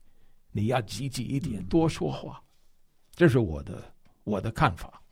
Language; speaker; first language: Chinese; non-native, fluent; English